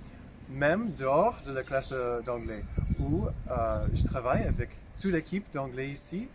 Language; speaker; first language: French; non-native, fluent; English